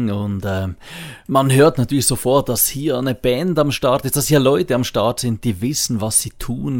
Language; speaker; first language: German; native; German